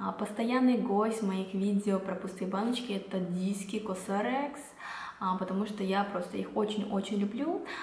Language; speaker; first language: Russian; non-native, fluent; Korean